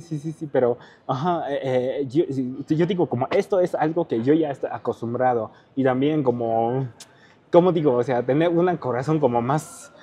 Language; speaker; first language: Spanish; non-native, fluent; Chinese